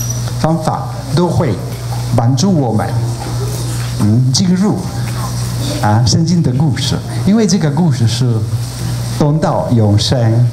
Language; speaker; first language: Chinese; non-native, fluent; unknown